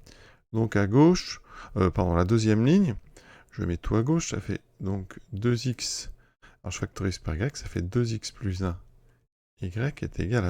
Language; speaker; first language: French; native; French